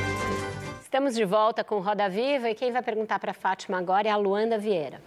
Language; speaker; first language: Portuguese; native; Portuguese